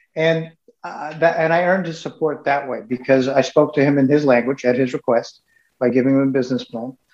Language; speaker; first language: English; native; English